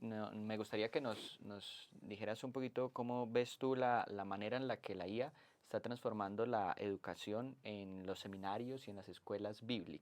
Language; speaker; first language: Spanish; native; Spanish